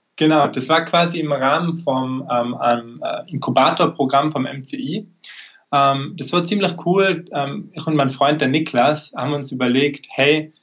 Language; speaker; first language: German; native; German